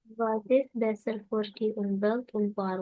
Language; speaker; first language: German; non-native, learner; Indonesian